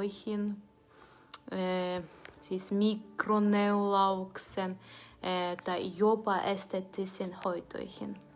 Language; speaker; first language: Finnish; non-native, fluent; Ukrainian